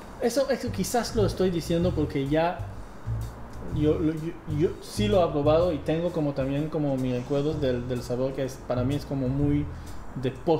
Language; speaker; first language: Spanish; non-native, fluent; English